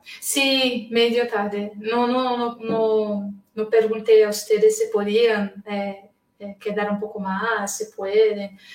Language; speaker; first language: Spanish; non-native, learner; Portuguese